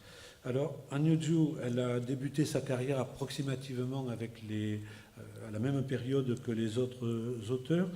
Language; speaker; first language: French; native; French